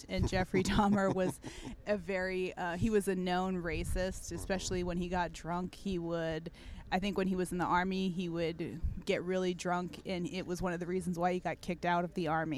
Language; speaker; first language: English; native; English